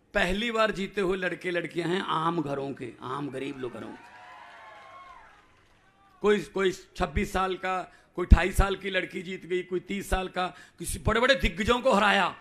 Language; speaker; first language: Hindi; non-native, local second language; Punjabi